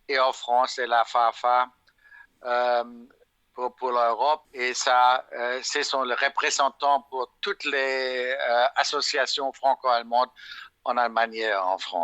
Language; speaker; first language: French; non-native, fluent; German